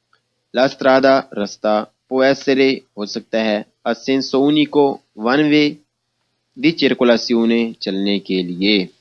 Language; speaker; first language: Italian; non-native, learner; Urdu